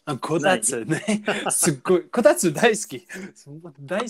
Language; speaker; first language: Japanese; non-native, learner; English